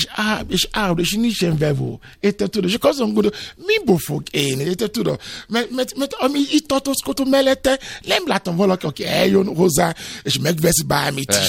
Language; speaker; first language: Hungarian; non-native, fluent; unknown